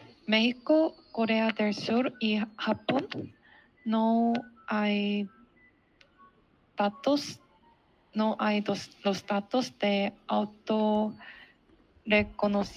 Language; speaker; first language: Spanish; non-native, learner; Korean